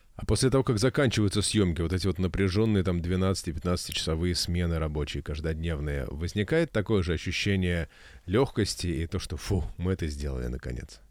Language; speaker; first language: Russian; native; Russian